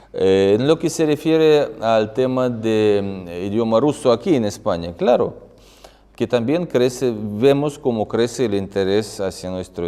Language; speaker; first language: Spanish; non-native, fluent; Russian